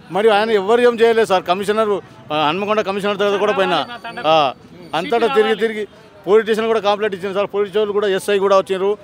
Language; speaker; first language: Telugu; non-native, local second language; Lambadi